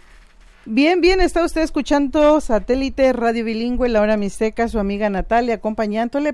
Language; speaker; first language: Spanish; non-native, local second language; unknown